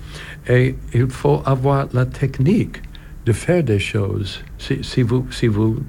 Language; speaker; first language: French; non-native, learner; English